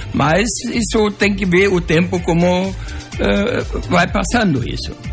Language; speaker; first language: Portuguese; non-native, local second language; German